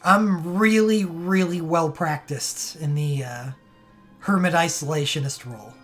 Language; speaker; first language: English; native; English